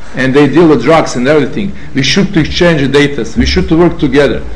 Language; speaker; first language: English; non-native, fluent; Serbian